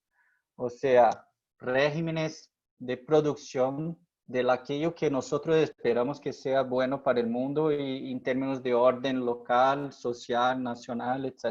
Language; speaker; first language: Spanish; non-native, fluent; Portuguese